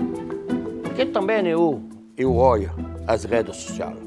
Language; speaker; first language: Portuguese; non-native, fluent; French